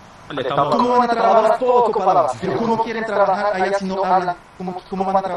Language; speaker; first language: Spanish; non-native, fluent; French